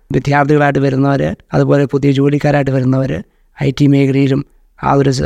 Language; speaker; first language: Malayalam; native; Malayalam